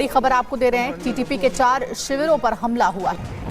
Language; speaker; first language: Hindi; native; Hindi